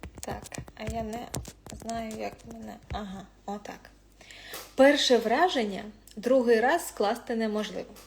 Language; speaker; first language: Ukrainian; non-native, local second language; Russian